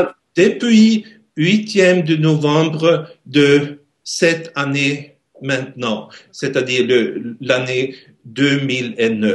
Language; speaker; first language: French; non-native, learner; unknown